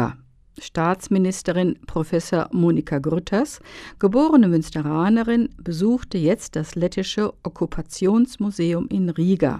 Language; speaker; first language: German; native; German